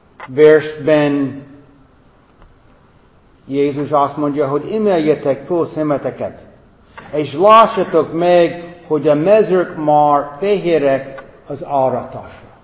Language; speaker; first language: Hungarian; non-native, fluent; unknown